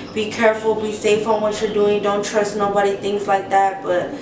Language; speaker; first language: English; native; English